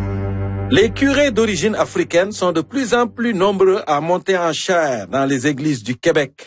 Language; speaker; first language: French; native; French